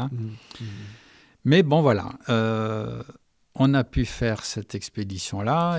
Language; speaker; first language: French; early bilingual, heritage; French